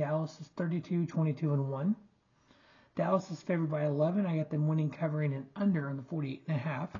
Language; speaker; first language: English; native; English